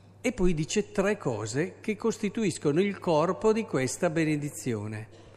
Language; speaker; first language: Italian; native; Italian